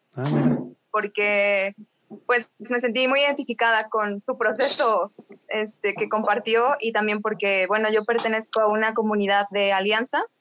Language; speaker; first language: Spanish; native; Spanish